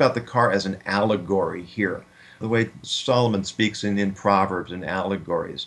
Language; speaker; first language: English; native; English